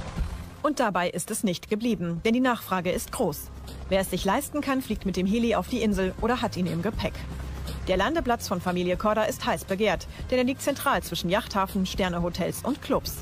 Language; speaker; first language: German; native; German